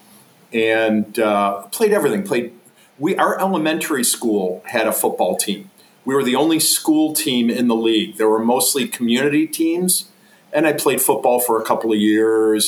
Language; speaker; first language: English; native; English